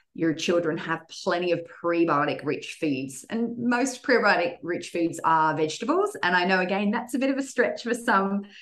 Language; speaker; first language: English; native; English